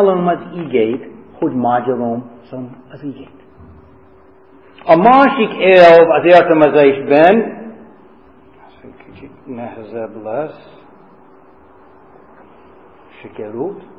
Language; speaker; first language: Hungarian; non-native, fluent; English